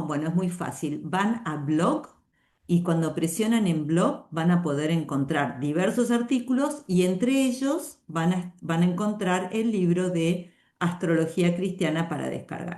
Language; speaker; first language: Spanish; native; Spanish